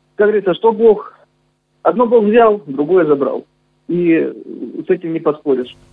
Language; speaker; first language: Russian; native; Russian